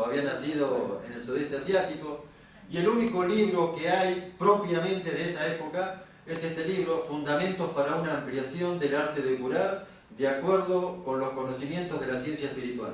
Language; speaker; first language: Spanish; native; Spanish